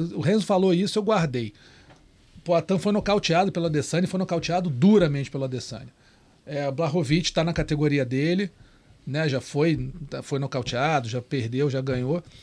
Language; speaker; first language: Portuguese; native; Portuguese